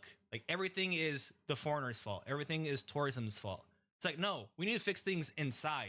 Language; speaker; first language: English; native; English